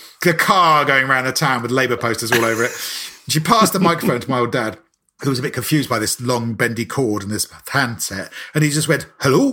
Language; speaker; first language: English; native; English